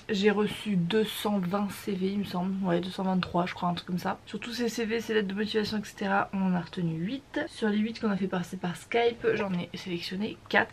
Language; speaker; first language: French; native; French